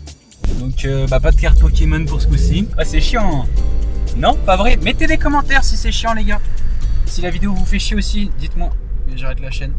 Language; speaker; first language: French; native; French